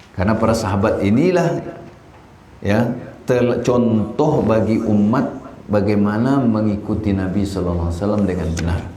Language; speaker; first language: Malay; non-native, local second language; Minangkabau